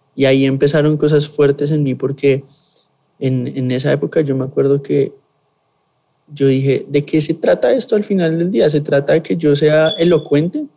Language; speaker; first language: Spanish; native; Spanish